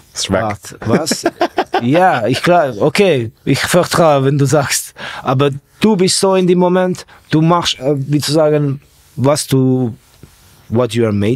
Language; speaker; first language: German; non-native, fluent; Estonian